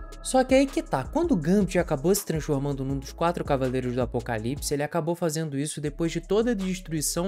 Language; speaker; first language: Portuguese; native; Portuguese